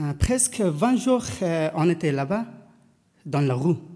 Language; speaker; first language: French; non-native, learner; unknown